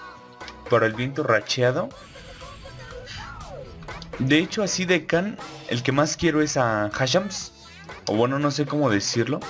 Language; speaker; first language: Spanish; native; Spanish